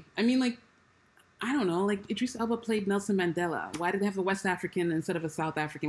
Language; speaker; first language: English; native; English